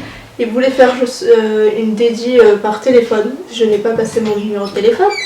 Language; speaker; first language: French; native; French